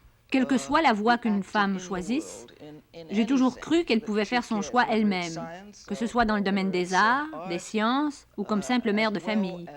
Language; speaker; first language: French; native; French